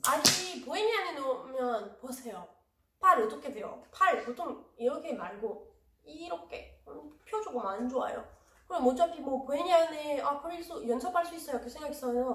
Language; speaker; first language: Korean; non-native, learner; French